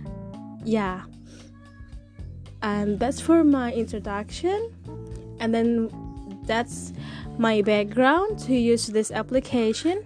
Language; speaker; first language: English; non-native, fluent; Indonesian